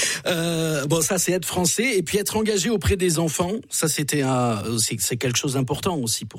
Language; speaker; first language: French; native; French